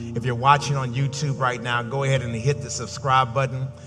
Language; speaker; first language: English; native; English